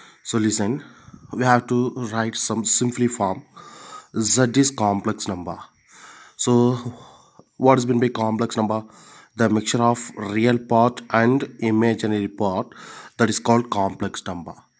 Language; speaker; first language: English; non-native, local second language; Tamil